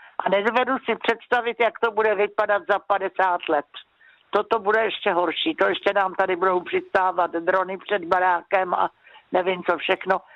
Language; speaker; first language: Czech; native; Czech